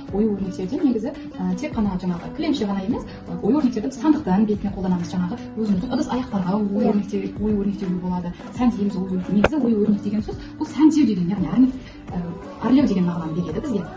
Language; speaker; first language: Kazakh; non-native, local second language; Uzbek